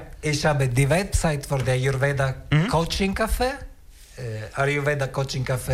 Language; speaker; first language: German; non-native, learner; Italian